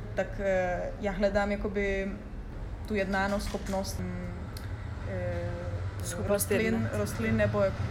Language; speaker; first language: Czech; non-native, fluent; Lithuanian